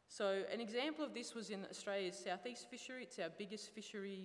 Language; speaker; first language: English; native; English